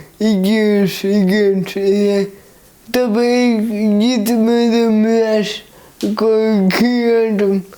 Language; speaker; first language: Turkish; early bilingual, heritage; Turkish